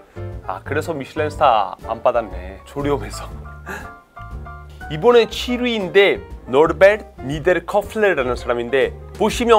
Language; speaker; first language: Korean; non-native, fluent; Italian